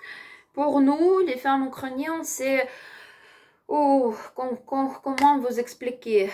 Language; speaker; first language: French; non-native, learner; Ukrainian